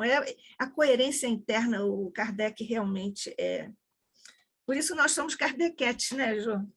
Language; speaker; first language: Portuguese; native; Portuguese